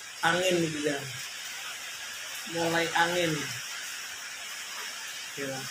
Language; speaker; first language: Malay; non-native, local second language; Javanese